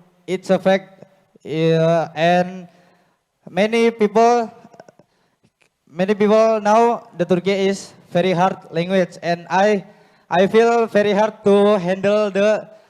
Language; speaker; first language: English; non-native, learner; Indonesian